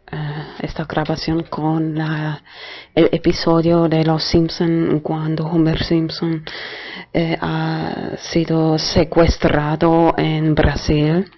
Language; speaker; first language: Spanish; non-native, fluent; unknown